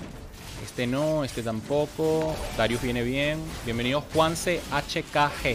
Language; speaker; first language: Spanish; native; Spanish